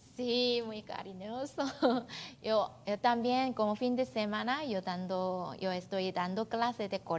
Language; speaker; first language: Spanish; non-native, learner; Korean